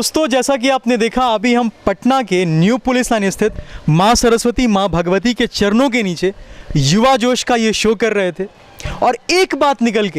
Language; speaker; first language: Hindi; native; Hindi